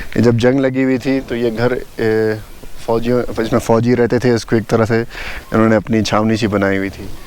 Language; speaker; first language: Urdu; non-native, local second language; Pashto